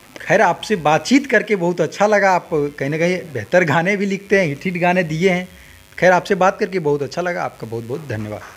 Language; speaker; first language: Hindi; native; Hindi